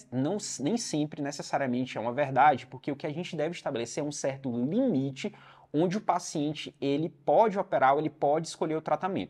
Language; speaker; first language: Portuguese; native; Portuguese